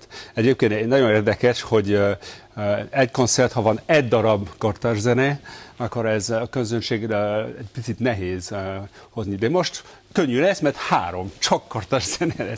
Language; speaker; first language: Hungarian; non-native, fluent; French